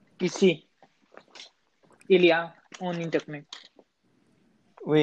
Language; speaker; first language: French; non-native, learner; Spanish